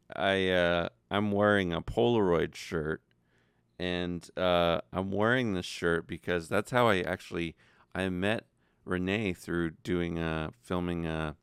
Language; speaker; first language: English; native; English